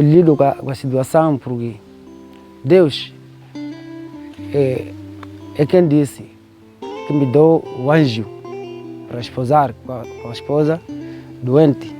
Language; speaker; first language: Portuguese; non-native, local second language; Makhuwa